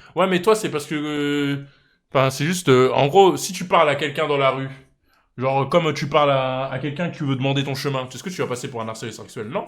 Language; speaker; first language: French; native; French